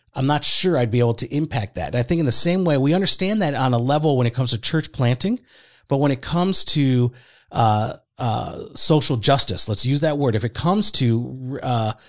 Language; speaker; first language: English; early bilingual, other home language; Spanish